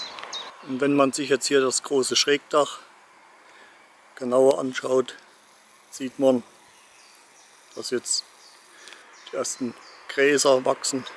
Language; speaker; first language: German; native; German